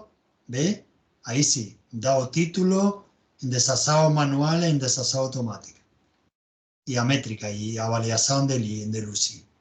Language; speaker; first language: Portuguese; non-native, learner; Spanish